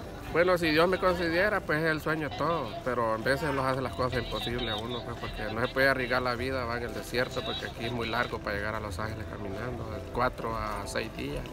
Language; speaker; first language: Spanish; native; Spanish